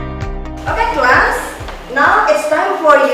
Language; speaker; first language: English; non-native, fluent; Indonesian